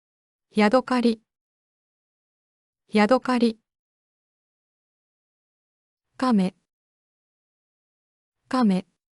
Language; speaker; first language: Japanese; native; Japanese